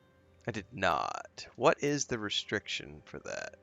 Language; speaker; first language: English; native; English